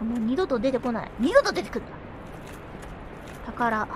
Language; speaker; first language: Japanese; native; Japanese